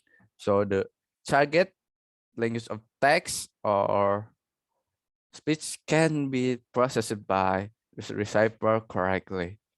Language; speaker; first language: English; non-native, learner; Indonesian